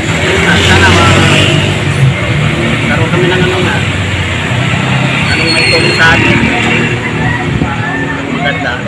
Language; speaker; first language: Filipino; native; Filipino